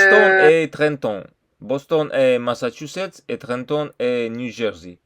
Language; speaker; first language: French; non-native, learner; Russian